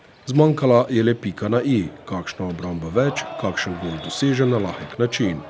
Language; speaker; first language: Slovenian; native; Slovenian